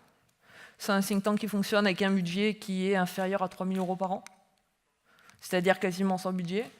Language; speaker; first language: French; native; French